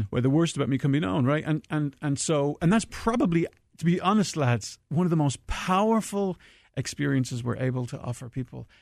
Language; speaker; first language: English; native; English